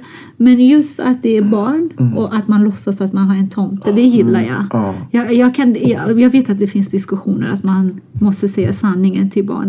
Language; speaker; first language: Swedish; non-native, fluent; Persian